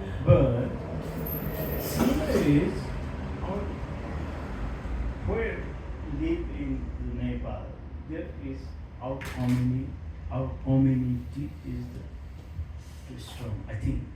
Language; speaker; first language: English; non-native, learner; Nepali